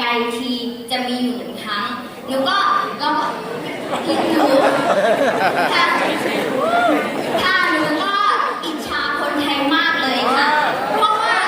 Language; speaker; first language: Thai; non-native, fluent; Burmese